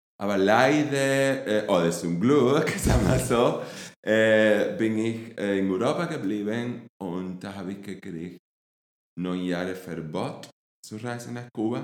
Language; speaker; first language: German; non-native, fluent; Spanish